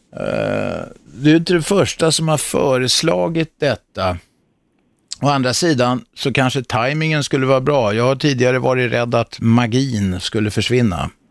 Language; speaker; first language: Swedish; native; Swedish